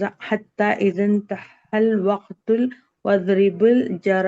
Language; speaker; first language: Arabic; non-native, learner; Urdu